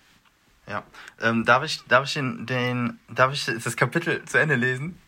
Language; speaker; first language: German; native; German